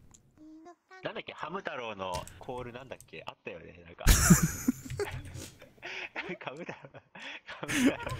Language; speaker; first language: Japanese; native; Japanese